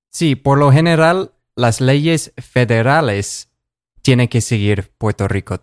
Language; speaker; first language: Spanish; non-native, fluent; English